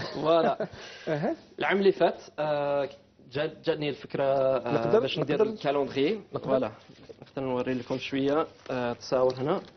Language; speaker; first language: Arabic; non-native, fluent; English